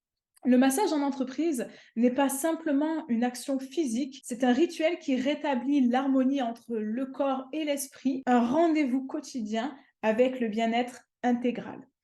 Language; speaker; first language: French; native; French